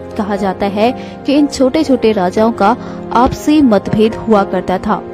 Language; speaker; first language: Hindi; native; Hindi